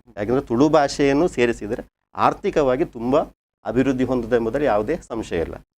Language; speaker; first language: Kannada; non-native, local second language; Tulu